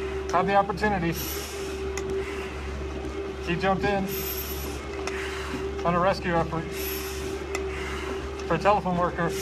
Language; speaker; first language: English; native; English